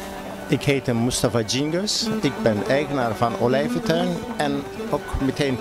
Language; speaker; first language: Dutch; non-native, fluent; Turkish